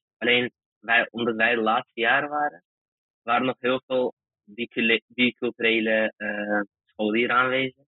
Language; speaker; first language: Dutch; early bilingual, other home language; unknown